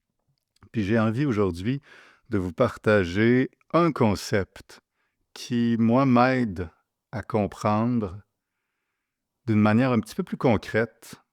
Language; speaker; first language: French; native; French